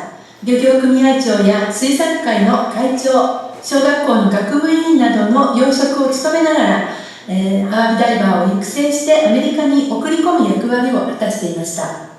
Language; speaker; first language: Japanese; native; Japanese